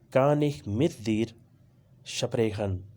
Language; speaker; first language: German; non-native, fluent; Urdu